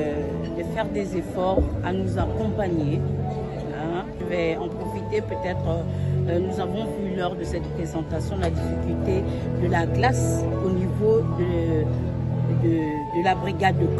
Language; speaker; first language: French; native; French